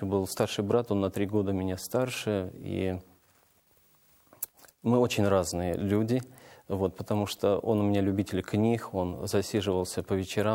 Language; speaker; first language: Russian; native; Russian